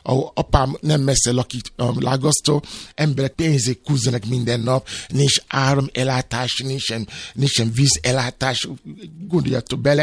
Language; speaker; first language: Hungarian; non-native, learner; Yoruba